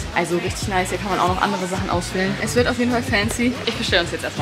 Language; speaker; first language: German; native; German